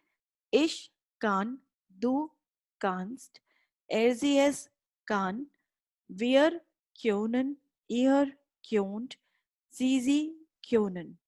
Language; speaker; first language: German; non-native, fluent; Hindi